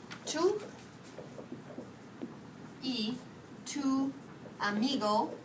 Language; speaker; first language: Spanish; non-native, fluent; English